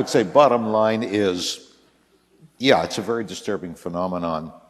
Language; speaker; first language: English; native; English